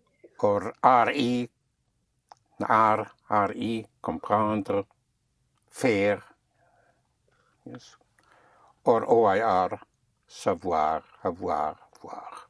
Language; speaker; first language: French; non-native, fluent; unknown